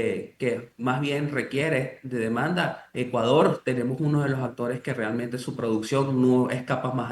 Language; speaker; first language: Spanish; native; Spanish